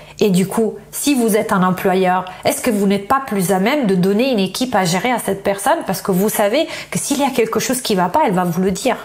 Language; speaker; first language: French; non-native, fluent; Italian